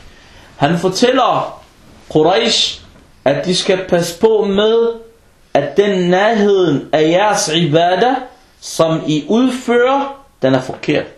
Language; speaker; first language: Danish; non-native, fluent; Arabic